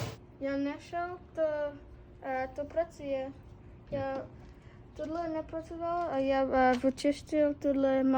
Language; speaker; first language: Czech; non-native, learner; English